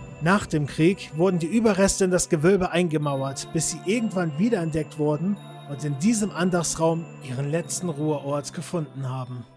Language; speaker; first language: German; native; German